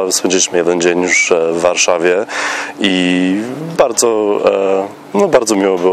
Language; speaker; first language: Polish; non-native, fluent; English